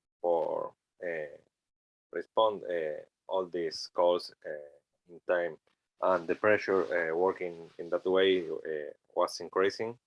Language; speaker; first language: English; non-native, learner; Spanish